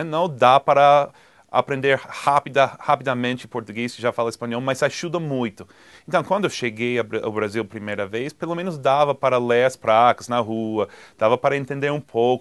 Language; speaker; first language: Portuguese; non-native, fluent; English